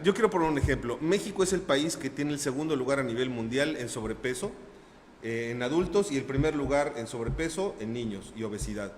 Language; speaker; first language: Spanish; native; Spanish